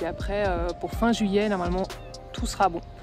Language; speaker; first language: French; native; French